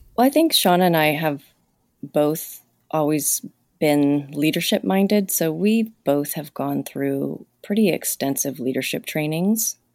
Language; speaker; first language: English; native; English